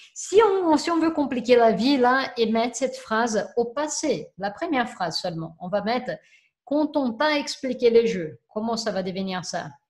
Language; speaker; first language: French; non-native, fluent; Portuguese